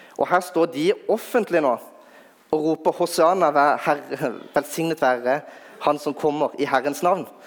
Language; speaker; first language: Norwegian; native; Norwegian